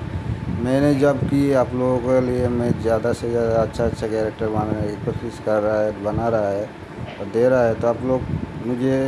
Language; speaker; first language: Hindi; non-native, local second language; Bangla